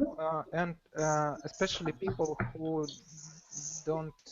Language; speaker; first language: English; non-native, learner; Russian